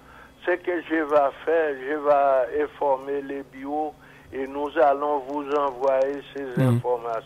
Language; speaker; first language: French; non-native, fluent; English